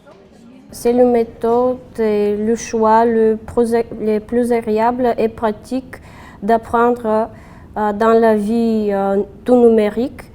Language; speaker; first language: French; non-native, fluent; Bulgarian